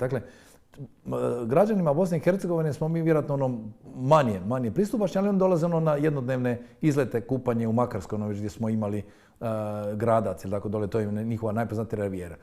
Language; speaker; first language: Croatian; native; Croatian